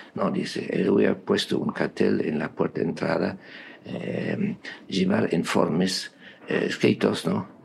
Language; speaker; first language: Spanish; non-native, fluent; German